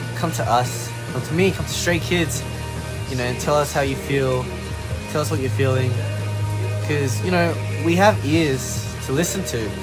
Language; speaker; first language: English; native; English